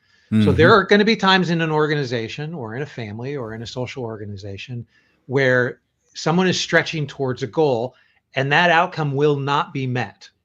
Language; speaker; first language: English; native; English